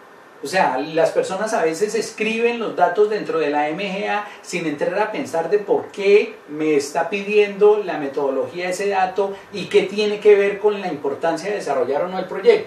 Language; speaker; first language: Spanish; native; Spanish